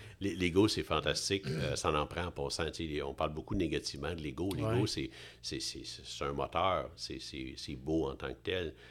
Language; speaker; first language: French; native; French